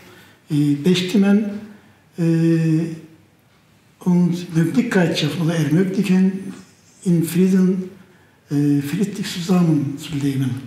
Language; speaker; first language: German; non-native, fluent; Turkish